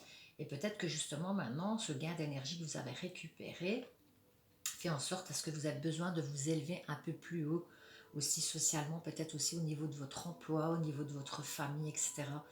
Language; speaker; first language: French; native; French